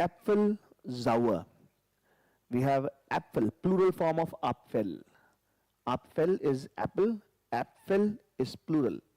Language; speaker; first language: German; non-native, fluent; Hindi